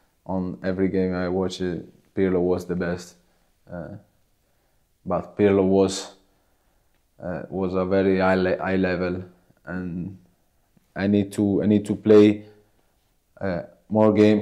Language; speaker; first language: English; non-native, learner; Italian